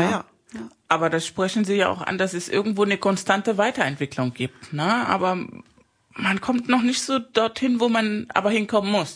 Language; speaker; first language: German; non-native, fluent; Spanish